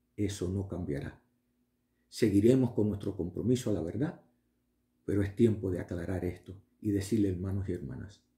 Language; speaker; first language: Spanish; early bilingual, heritage; Spanish